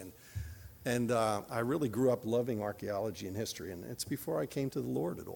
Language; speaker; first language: English; native; English